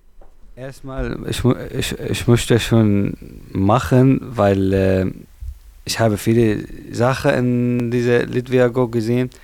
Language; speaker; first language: German; non-native, learner; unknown